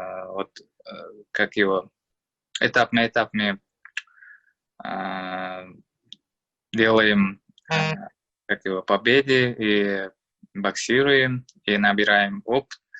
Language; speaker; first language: Russian; non-native, learner; Uzbek